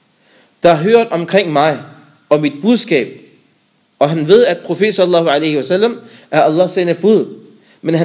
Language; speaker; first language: Danish; non-native, fluent; Arabic